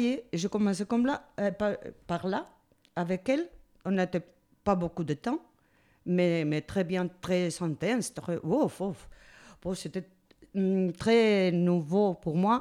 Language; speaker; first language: French; non-native, learner; Spanish